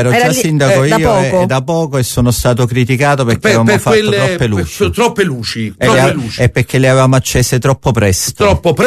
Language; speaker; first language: Italian; native; Italian